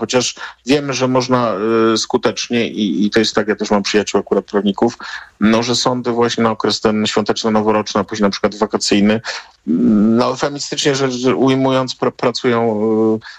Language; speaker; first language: Polish; native; Polish